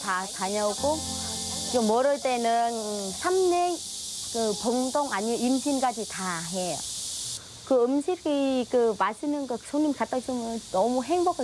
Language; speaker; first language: Korean; non-native, learner; Vietnamese